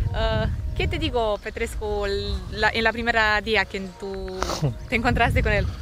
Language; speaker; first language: Spanish; non-native, learner; Romanian